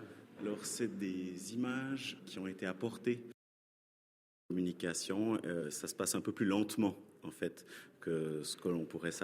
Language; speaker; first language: French; native; French